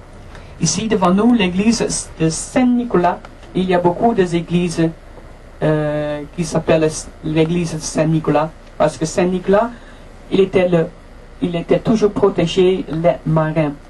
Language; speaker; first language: French; non-native, fluent; Dutch